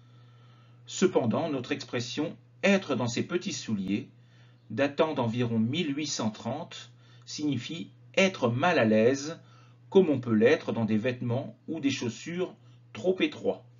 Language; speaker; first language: French; native; French